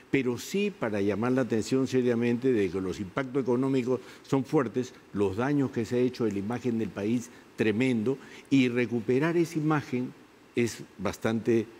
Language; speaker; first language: Spanish; native; Spanish